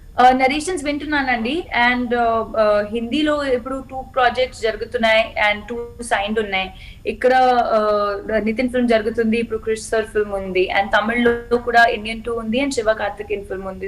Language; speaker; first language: Telugu; non-native, local second language; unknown